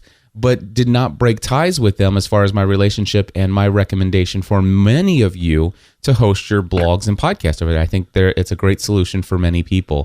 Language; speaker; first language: English; native; English